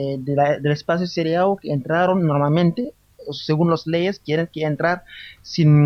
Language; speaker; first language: Spanish; non-native, fluent; Wolof